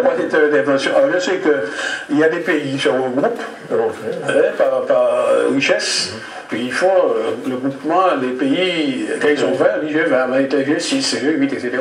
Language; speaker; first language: French; native; French